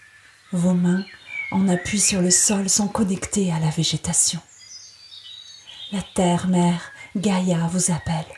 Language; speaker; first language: French; native; French